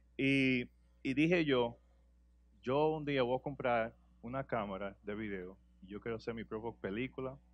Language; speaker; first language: Spanish; early bilingual, heritage; Spanish